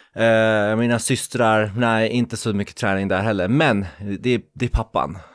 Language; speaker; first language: Swedish; early bilingual, other home language; Kurdish